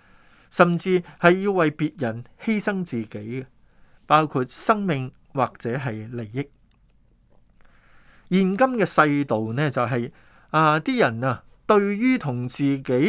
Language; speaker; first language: Chinese; non-native, local second language; Cantonese